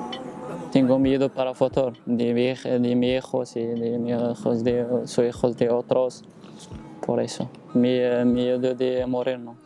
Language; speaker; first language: Spanish; non-native, learner; Arabic